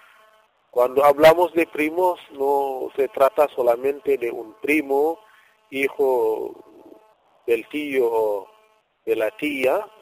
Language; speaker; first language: Spanish; non-native, fluent; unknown